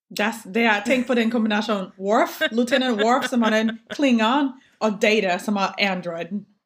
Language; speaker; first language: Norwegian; non-native, fluent; English